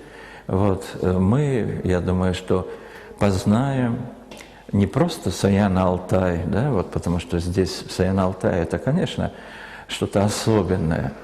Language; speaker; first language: Russian; native; Russian